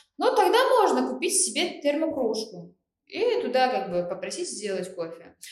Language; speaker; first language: Russian; non-native, local second language; Uzbek